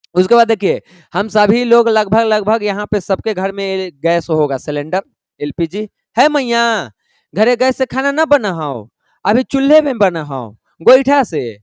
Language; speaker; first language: Hindi; native; Hindi